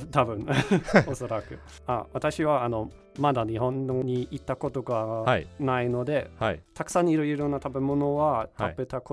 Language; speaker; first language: Japanese; non-native, learner; Danish